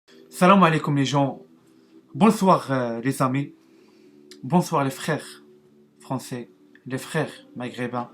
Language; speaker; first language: French; non-native, learner; Arabic